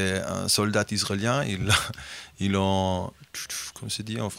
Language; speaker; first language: French; non-native, fluent; Bosnian